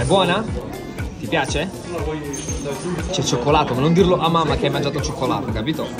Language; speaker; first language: Italian; native; Italian